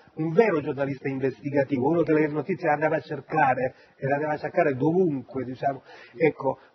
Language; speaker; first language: Italian; native; Italian